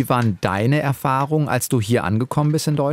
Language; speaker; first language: German; native; German